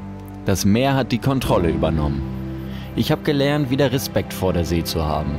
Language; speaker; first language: German; native; German